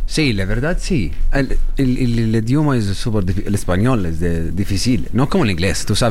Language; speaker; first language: Spanish; non-native, learner; Arabic